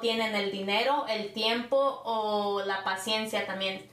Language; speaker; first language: Spanish; early bilingual, other home language; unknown